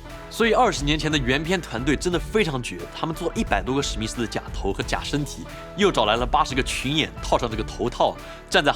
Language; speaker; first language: Chinese; native; Chinese